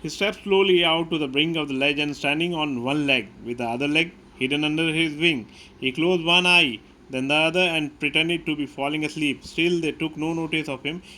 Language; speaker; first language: English; non-native, local second language; Hindi